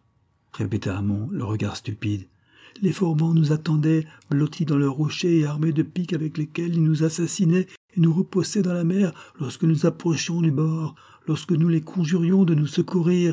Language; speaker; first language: French; native; French